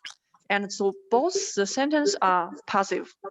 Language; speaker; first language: English; non-native, learner; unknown